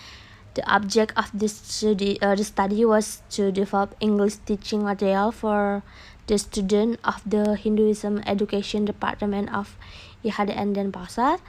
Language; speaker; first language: English; non-native, learner; Indonesian